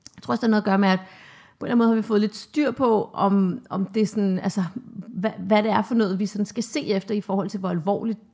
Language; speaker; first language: Danish; native; Danish